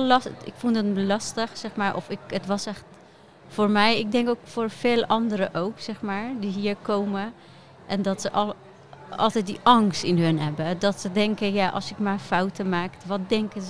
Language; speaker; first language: Dutch; non-native, fluent; Persian